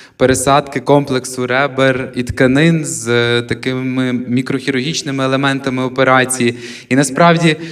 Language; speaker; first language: Ukrainian; native; Ukrainian